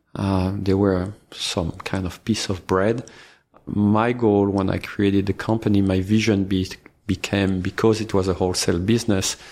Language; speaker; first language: English; non-native, fluent; French